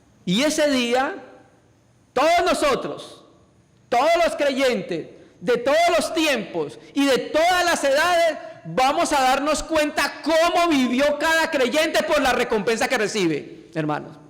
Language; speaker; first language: Spanish; native; Spanish